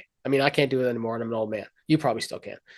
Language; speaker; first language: English; native; English